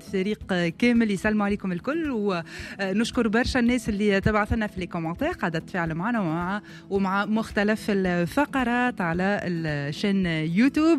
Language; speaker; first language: Arabic; native; Arabic